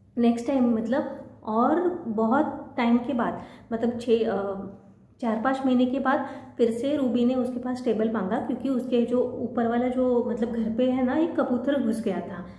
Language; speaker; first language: Hindi; non-native, local second language; Marathi